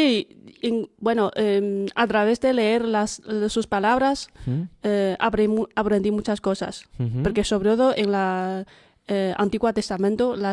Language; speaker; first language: Spanish; non-native, fluent; Chinese